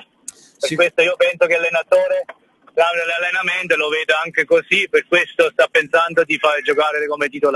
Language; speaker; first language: Italian; early bilingual, heritage; German